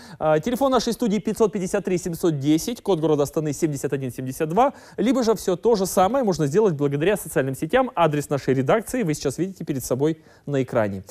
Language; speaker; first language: Russian; native; Russian